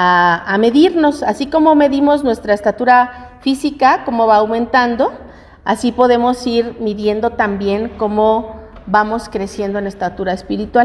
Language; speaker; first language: Spanish; native; Spanish